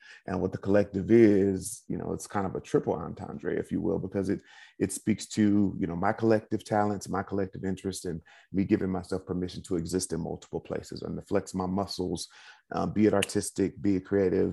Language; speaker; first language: English; native; English